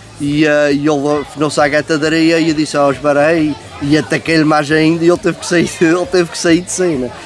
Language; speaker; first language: Portuguese; native; Portuguese